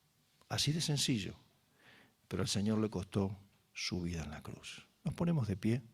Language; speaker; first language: Spanish; native; Spanish